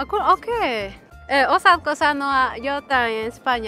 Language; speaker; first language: Finnish; non-native, fluent; Spanish